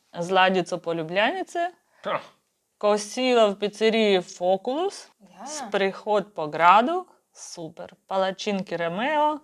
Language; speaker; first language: Slovenian; non-native, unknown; Ukrainian